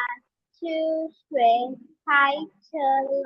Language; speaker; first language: Chinese; non-native, learner; Indonesian